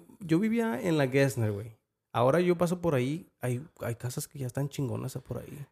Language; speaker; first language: Spanish; early bilingual, heritage; Spanish